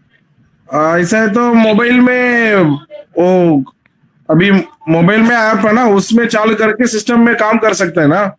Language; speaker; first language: Hindi; non-native, local second language; Tamil